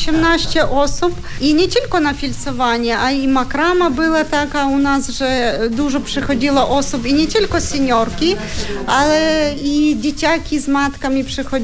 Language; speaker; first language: Polish; non-native, learner; Ukrainian